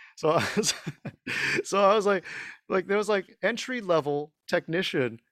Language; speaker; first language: English; early bilingual, other home language; Chinese